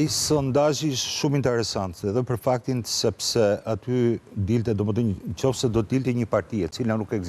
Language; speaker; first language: Albanian; native; Albanian